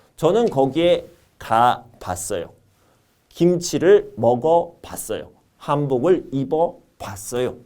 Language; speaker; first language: Korean; native; Korean